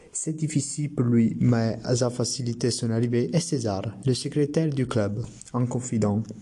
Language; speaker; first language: French; non-native, learner; Italian